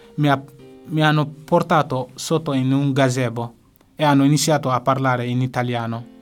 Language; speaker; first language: Italian; non-native, fluent; Bambara